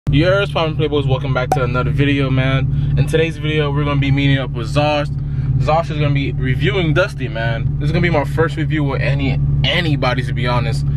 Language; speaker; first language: English; native; English